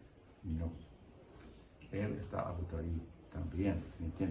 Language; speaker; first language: Spanish; non-native, learner; English